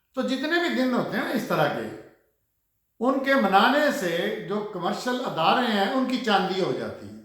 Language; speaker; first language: Urdu; native; Urdu